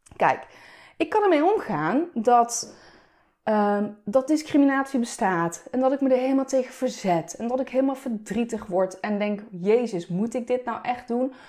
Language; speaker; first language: Dutch; early bilingual, other home language; Turkish